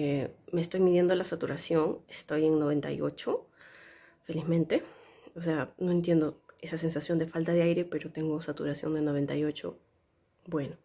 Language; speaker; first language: Spanish; native; Spanish